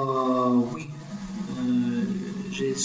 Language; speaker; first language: French; non-native, learner; Russian